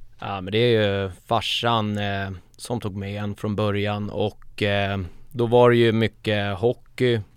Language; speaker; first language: Swedish; native; Swedish